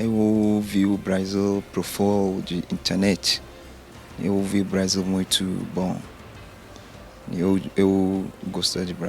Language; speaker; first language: Portuguese; non-native, learner; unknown